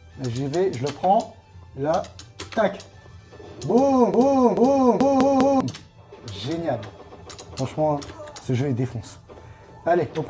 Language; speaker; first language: French; native; French